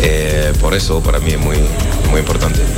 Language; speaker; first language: Spanish; non-native, learner; French